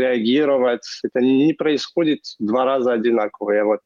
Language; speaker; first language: Russian; non-native, fluent; French